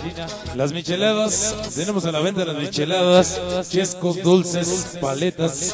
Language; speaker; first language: Spanish; native; Spanish